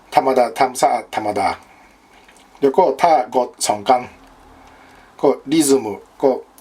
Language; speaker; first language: Thai; non-native, learner; Japanese